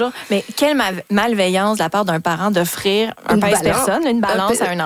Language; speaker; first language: French; native; French